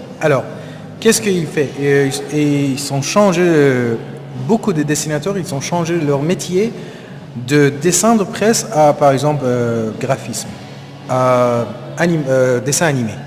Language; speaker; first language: French; non-native, learner; Persian